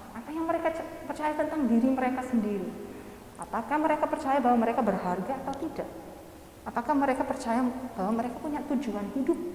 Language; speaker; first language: Indonesian; non-native, fluent; English